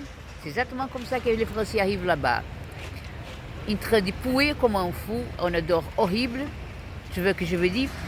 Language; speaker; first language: French; non-native, fluent; Portuguese